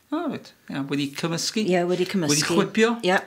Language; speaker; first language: Welsh; native; Welsh